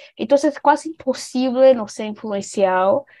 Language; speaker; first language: Spanish; non-native, learner; Portuguese